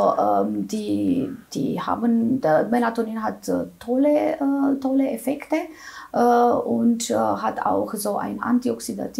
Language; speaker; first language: German; non-native, fluent; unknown